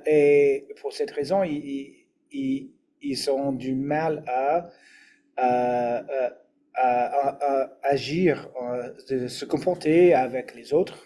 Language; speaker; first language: French; non-native, fluent; English